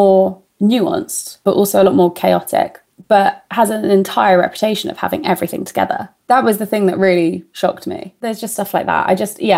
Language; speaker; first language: English; native; English